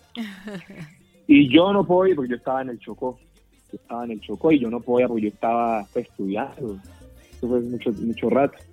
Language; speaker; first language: Spanish; native; Spanish